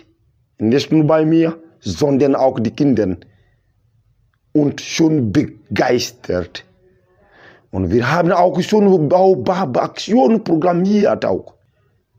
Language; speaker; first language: German; non-native, local second language; Bambara